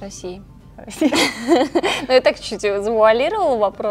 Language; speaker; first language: Russian; native; Russian